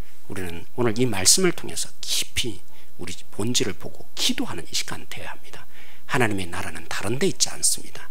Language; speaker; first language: Korean; native; Korean